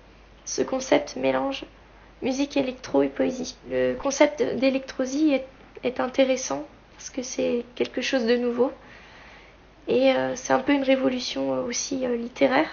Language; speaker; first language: French; native; French